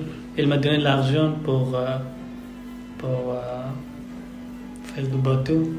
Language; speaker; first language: French; non-native, learner; Persian